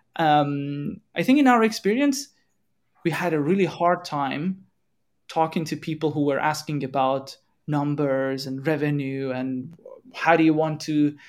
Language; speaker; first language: English; non-native, fluent; Persian